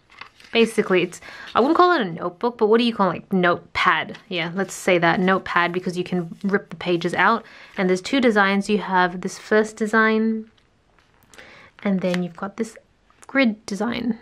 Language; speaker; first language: English; native; English